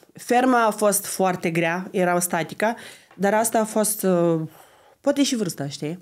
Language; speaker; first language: Romanian; non-native, fluent; Lithuanian